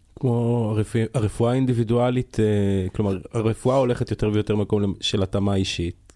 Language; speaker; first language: Hebrew; native; Hebrew